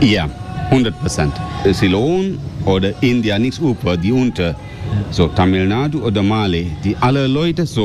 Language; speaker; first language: German; non-native, learner; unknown